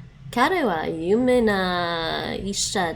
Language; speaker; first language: Japanese; non-native, learner; Dutch